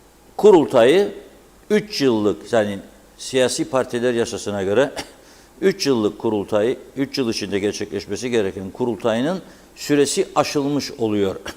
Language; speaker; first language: Turkish; native; Turkish